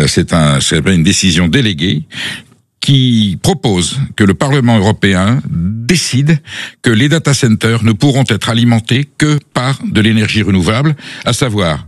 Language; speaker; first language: French; native; French